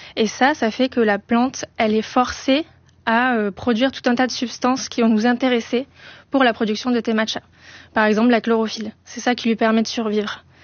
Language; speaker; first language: French; native; French